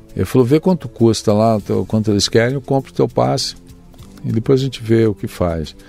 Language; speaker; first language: Portuguese; native; Portuguese